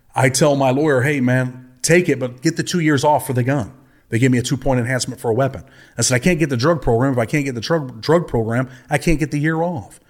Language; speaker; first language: English; native; English